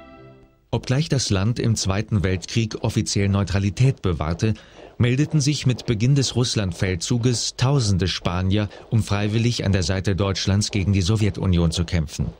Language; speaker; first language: German; native; German